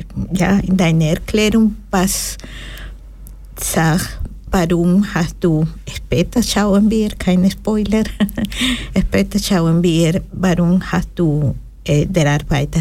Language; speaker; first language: German; non-native, learner; Spanish